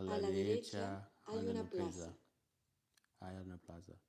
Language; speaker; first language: Spanish; non-native, learner; English